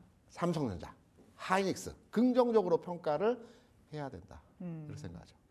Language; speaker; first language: Korean; native; Korean